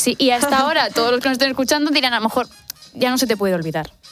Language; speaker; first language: Spanish; native; Spanish